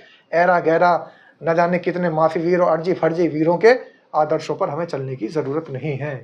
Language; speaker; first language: Hindi; native; Hindi